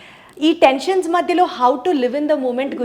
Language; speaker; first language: Telugu; native; Telugu